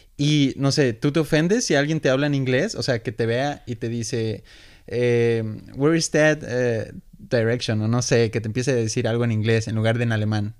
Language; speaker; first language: Spanish; native; Spanish